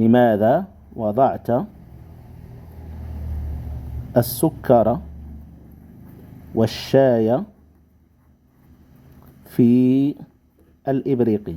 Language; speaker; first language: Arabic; non-native, fluent; Indonesian